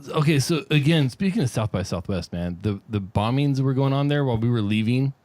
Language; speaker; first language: English; native; English